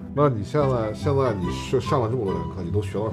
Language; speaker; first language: Chinese; native; Chinese